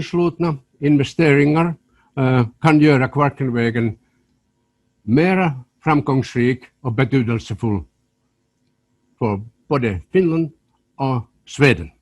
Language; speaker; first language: Swedish; non-native, local second language; Finnish